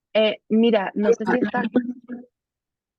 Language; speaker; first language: Spanish; native; Spanish